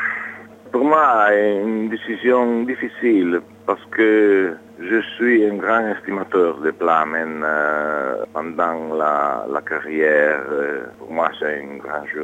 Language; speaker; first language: French; non-native, learner; Italian